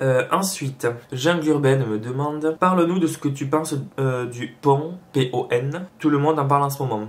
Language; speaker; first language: French; native; French